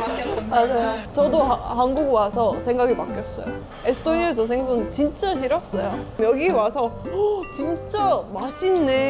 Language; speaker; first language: Korean; non-native, fluent; Estonian